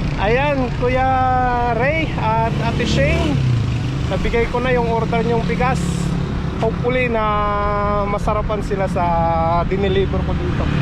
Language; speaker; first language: Filipino; native; Filipino